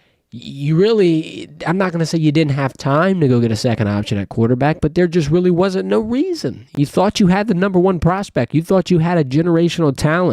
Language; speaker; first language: English; native; English